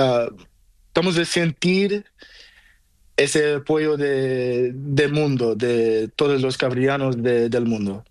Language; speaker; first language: Spanish; non-native, learner; Portuguese